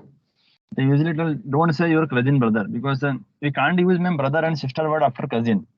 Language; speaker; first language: English; non-native, local second language; Hindi